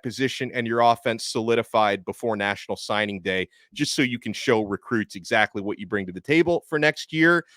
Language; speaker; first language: English; native; English